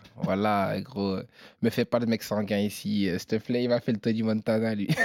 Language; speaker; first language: French; native; French